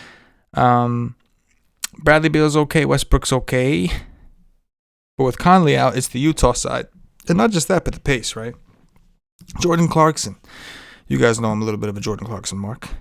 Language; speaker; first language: English; native; English